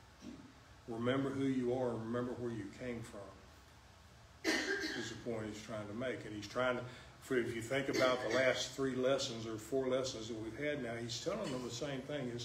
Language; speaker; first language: English; native; English